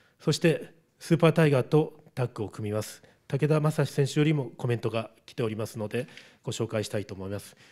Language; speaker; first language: Japanese; native; Japanese